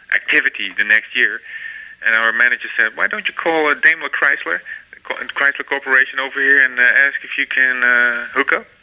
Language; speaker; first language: English; non-native, fluent; Dutch